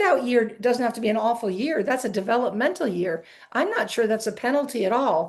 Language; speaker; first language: English; native; English